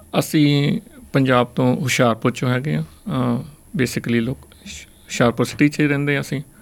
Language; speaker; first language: Punjabi; native; Punjabi